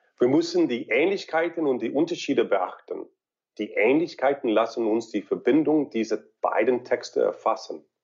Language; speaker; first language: German; non-native, fluent; English